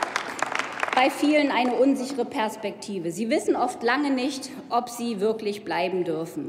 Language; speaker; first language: German; native; German